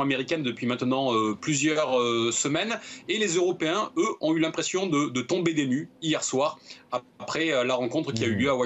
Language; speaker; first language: French; native; French